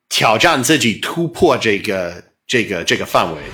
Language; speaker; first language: Chinese; non-native, fluent; English